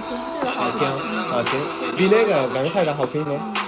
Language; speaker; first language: Chinese; non-native, learner; Turkmen